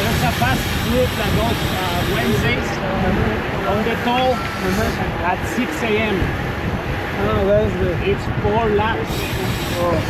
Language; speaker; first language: English; non-native, learner; Spanish